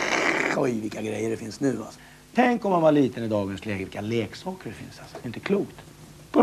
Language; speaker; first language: Swedish; native; Swedish